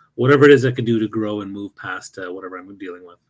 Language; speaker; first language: English; native; English